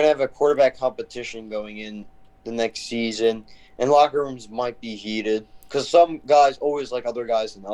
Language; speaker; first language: English; native; English